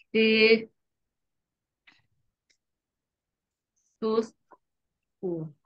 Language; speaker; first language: English; non-native, learner; Vietnamese